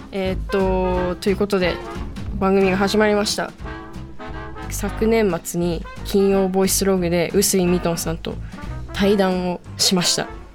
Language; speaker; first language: Japanese; early bilingual, heritage; Japanese